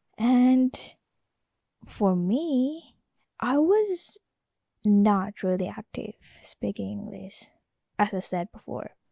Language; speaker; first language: English; non-native, learner; Indonesian